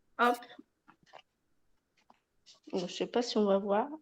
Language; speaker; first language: French; native; French